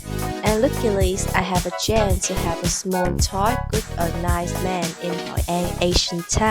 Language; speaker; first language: English; non-native, learner; Vietnamese